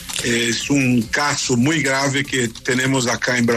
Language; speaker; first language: Spanish; non-native, fluent; Portuguese